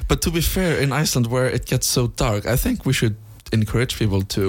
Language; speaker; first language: English; non-native, fluent; Icelandic